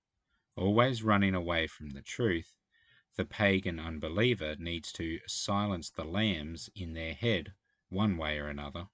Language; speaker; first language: English; native; English